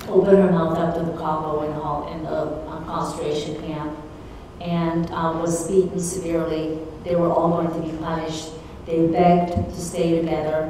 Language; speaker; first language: English; early bilingual, other home language; Czech